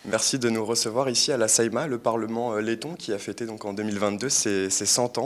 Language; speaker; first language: French; native; French